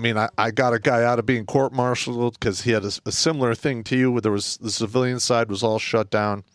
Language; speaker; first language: English; native; English